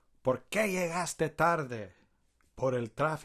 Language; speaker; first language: Spanish; non-native, fluent; English